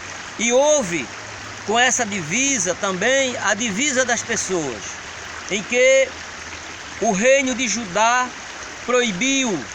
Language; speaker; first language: Portuguese; native; Portuguese